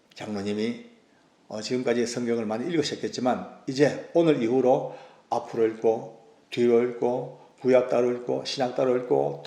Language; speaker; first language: Korean; native; Korean